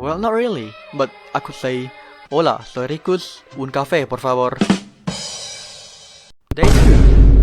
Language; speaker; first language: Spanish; non-native, learner; Indonesian